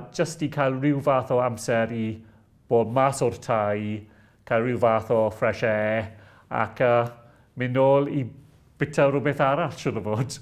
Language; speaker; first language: Welsh; non-native, local second language; English